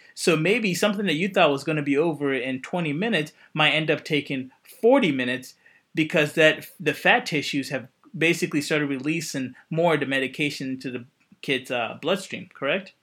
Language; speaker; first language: English; native; English